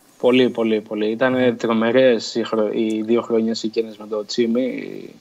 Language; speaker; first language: Greek; early bilingual, other home language; Portuguese